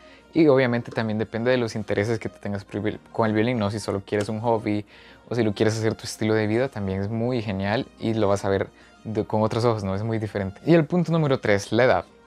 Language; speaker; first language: Spanish; native; Spanish